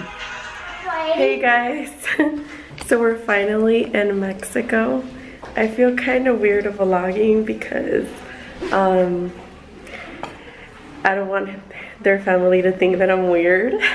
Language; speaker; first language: English; early bilingual, other home language; Spanish